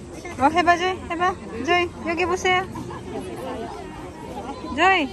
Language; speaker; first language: Korean; non-native, fluent; Hiligaynon